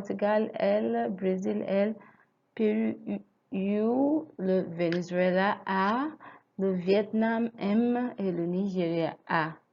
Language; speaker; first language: French; non-native, fluent; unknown